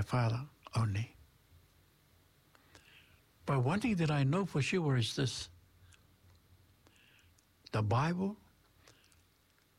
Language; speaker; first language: English; non-native, fluent; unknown